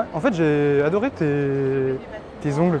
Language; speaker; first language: French; native; French